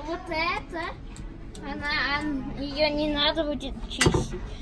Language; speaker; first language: Russian; early bilingual, heritage; Russian